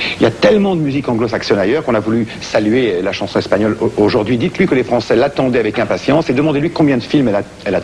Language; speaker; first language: French; native; French